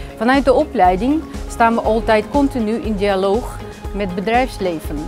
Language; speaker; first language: Dutch; non-native, fluent; Russian